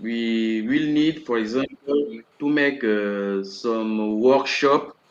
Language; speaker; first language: English; non-native, learner; French